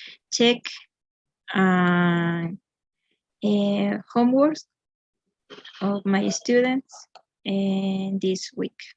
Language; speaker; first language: English; non-native, learner; Spanish